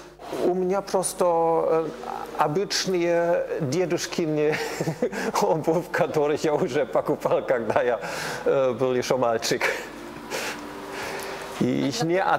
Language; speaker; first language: Russian; non-native, learner; German